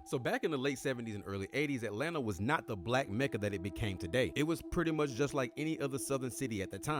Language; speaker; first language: English; native; English